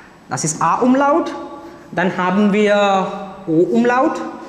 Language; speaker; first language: German; non-native, fluent; Marathi